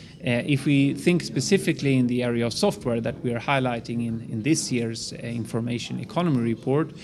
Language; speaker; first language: English; non-native, fluent; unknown